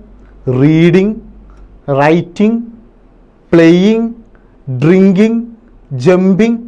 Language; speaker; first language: English; non-native, local second language; Malayalam